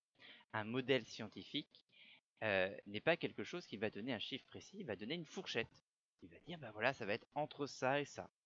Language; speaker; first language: French; native; French